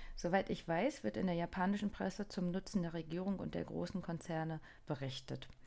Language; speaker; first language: German; non-native, fluent; Japanese